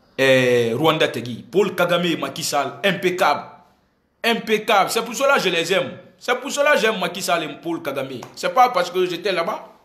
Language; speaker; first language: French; non-native, local second language; Susu